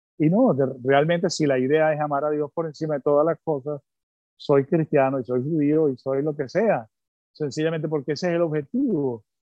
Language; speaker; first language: Spanish; early bilingual, other home language; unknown